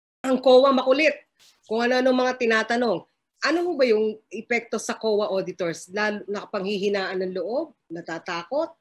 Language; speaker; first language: Filipino; native; Filipino